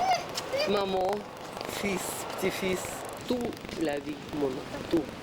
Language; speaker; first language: French; non-native, learner; Russian